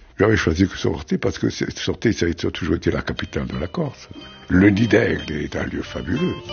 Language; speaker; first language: French; native; French